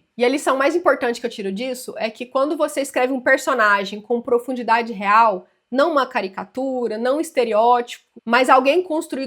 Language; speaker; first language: Portuguese; native; Portuguese